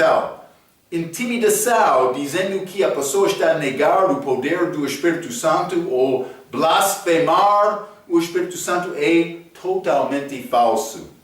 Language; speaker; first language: Portuguese; non-native, learner; English